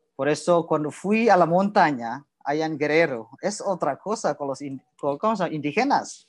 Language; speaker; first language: Spanish; non-native, learner; Indonesian